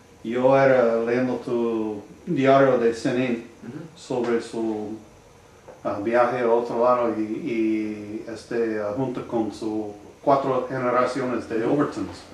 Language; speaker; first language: Spanish; non-native, learner; English